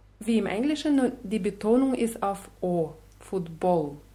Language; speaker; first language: German; non-native, fluent; Russian